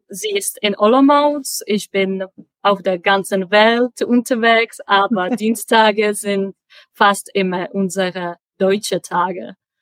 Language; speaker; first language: German; non-native, learner; Czech